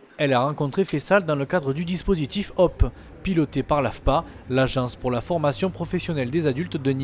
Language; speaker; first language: French; native; French